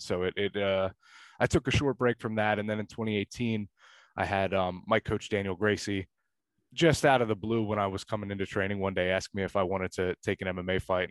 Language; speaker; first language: English; native; English